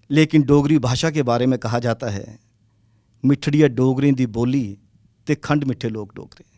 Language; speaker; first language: Hindi; non-native, local second language; Dogri